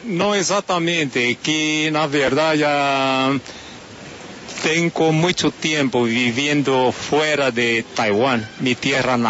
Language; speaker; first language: Spanish; non-native, fluent; Chinese